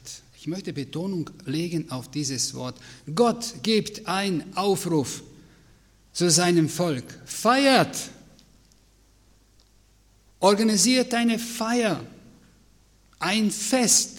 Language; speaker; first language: German; non-native, fluent; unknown